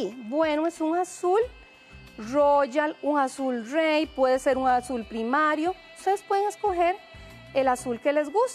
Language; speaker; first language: Spanish; native; Spanish